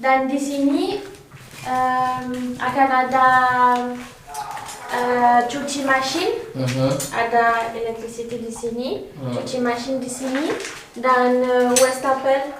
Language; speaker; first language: Indonesian; non-native, learner; French